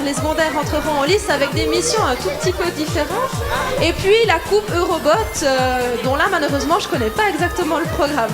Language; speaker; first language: French; native; French